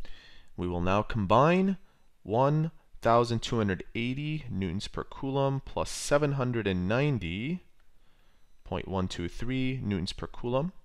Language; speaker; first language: English; native; English